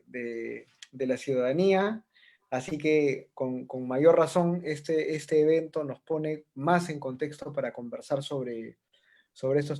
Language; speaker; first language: Spanish; native; Spanish